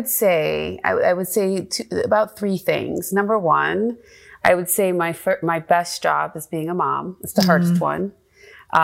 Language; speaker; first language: English; native; English